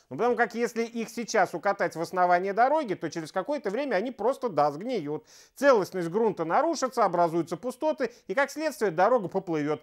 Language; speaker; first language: Russian; native; Russian